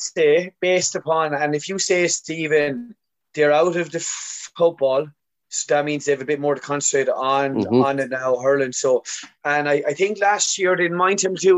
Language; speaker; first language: English; native; English